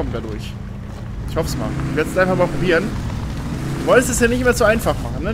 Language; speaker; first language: German; native; German